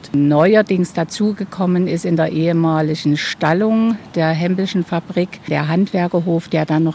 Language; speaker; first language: German; native; German